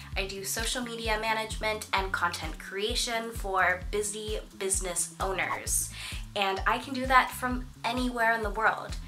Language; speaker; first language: English; native; English